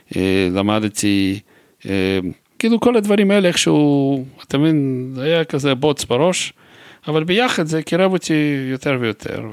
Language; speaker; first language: Hebrew; non-native, fluent; Russian